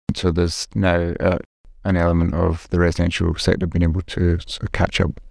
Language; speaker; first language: English; native; English